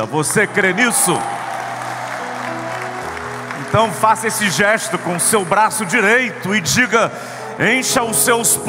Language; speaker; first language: Portuguese; native; Portuguese